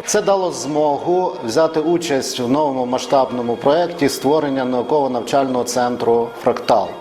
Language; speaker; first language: Ukrainian; native; Ukrainian